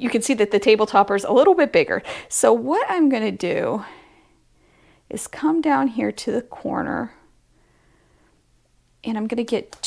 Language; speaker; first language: English; native; English